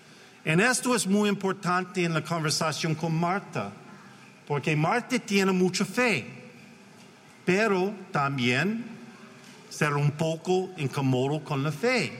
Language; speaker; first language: Spanish; non-native, learner; English